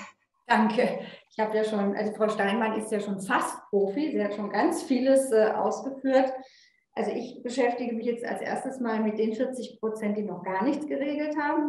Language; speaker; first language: German; native; German